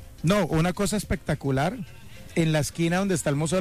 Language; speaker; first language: Spanish; native; Spanish